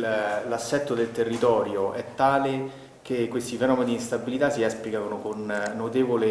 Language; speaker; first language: Italian; native; Italian